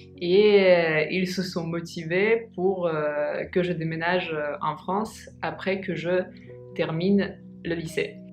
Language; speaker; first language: French; non-native, fluent; Russian